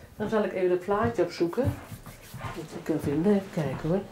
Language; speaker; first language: Dutch; native; Dutch